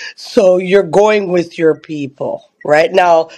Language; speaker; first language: English; native; English